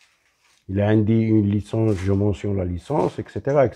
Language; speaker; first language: French; non-native, local second language; Arabic